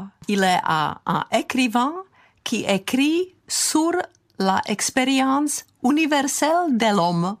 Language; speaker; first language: French; non-native, fluent; Czech